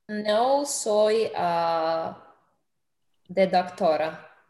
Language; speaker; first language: Spanish; non-native, learner; English